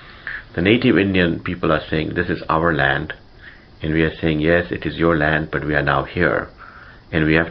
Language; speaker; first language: English; non-native, local second language; Gujarati